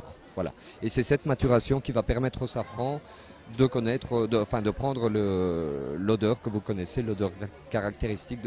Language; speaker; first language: French; native; French